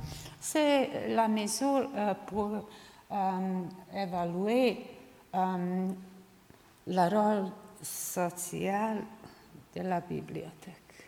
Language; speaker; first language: French; non-native, learner; Serbian